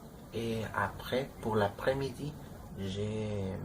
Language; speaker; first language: French; non-native, learner; Spanish